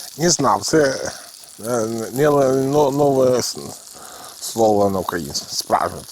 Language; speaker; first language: Ukrainian; non-native, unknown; Italian